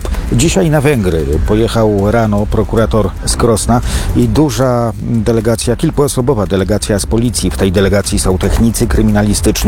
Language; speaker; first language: Polish; native; Polish